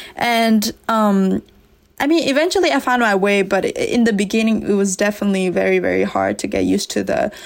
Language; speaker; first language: English; early bilingual, other home language; S'gaw Karen